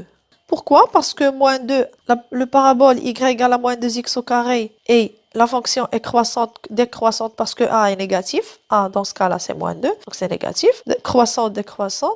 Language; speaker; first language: French; non-native, local second language; Arabic